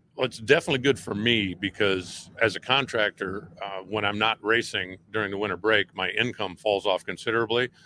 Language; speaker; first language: English; native; English